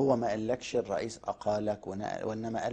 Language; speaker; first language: Arabic; native; Arabic